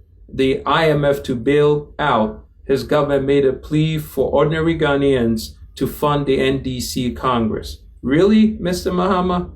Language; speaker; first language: English; non-native, local second language; Akan